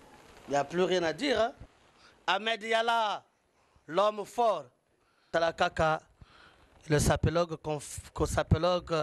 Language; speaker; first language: French; non-native, local second language; Lingala